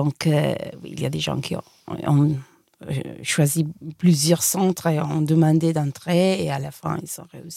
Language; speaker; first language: French; non-native, fluent; Italian